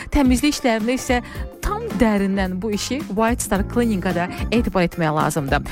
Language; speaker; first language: Azerbaijani; native; Azerbaijani